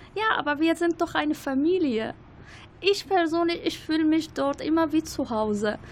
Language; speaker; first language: German; non-native, learner; Arabic